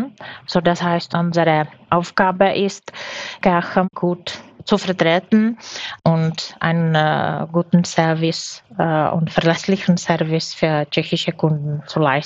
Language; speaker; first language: German; non-native, fluent; Czech